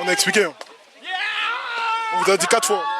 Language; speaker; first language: French; native; French